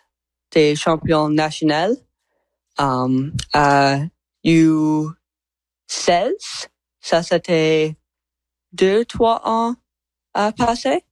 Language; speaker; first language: French; non-native, learner; English